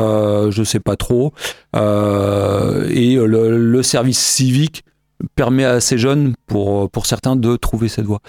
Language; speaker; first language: French; native; French